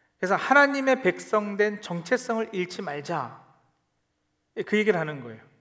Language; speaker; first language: Korean; early bilingual, heritage; Korean